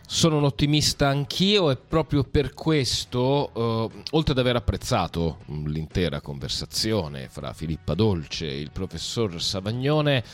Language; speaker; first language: Italian; native; Italian